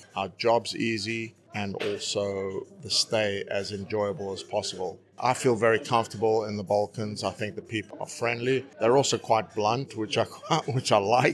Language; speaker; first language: English; native; English